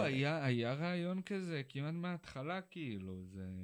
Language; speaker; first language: Hebrew; native; Hebrew